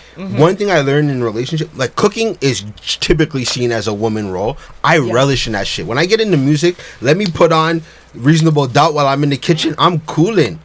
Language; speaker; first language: English; early bilingual, other home language; Yoruba